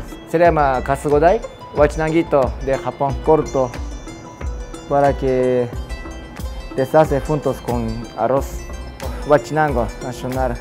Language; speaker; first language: Spanish; non-native, learner; Japanese